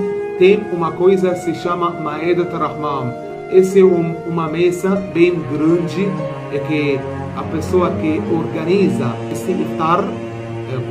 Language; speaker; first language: Portuguese; non-native, fluent; Arabic